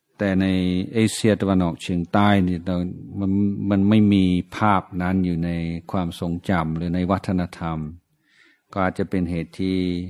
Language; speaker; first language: Thai; non-native, fluent; English